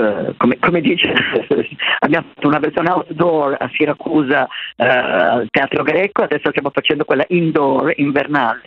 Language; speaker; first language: Italian; native; Italian